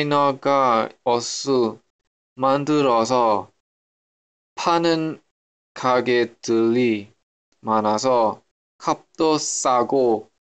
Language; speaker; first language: Korean; non-native, learner; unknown